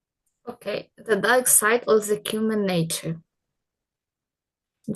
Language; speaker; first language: English; non-native, learner; Ukrainian